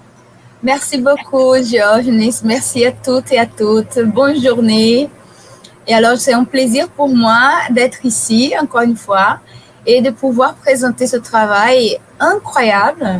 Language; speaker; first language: French; non-native, fluent; Portuguese